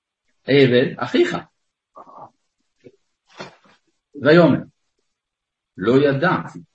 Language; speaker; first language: Hebrew; non-native, fluent; French